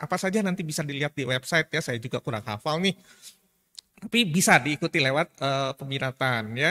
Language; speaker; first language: Indonesian; native; Indonesian